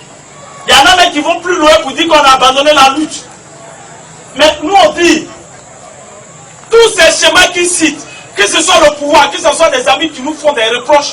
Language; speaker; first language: French; non-native, local second language; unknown